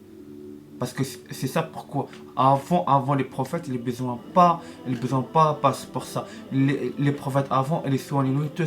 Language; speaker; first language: French; non-native, learner; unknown